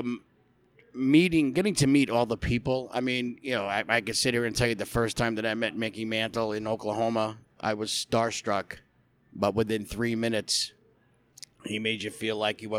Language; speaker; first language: English; native; English